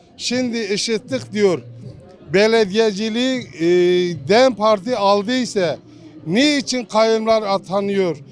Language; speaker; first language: Turkish; non-native, local second language; Kurdish